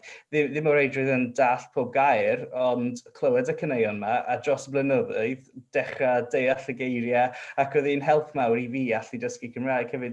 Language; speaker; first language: Welsh; non-native, local second language; English